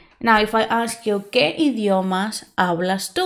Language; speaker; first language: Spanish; non-native, fluent; English